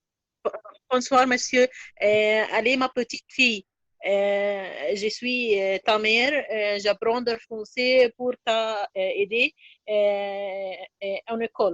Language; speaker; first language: French; non-native, learner; Arabic